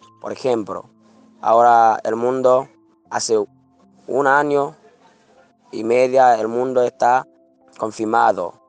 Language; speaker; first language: Spanish; non-native, learner; Haitian Creole